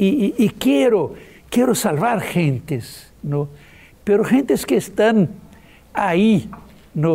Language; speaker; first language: Spanish; non-native, fluent; Portuguese